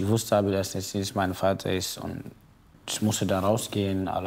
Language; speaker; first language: German; non-native, fluent; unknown